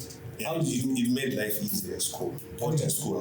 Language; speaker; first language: English; non-native, local second language; Shona